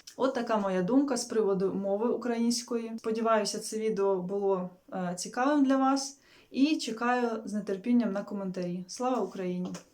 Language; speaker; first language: Ukrainian; non-native, local second language; Russian